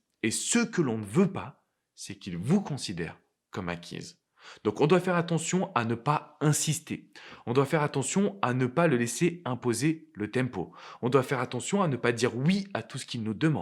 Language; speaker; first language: French; native; French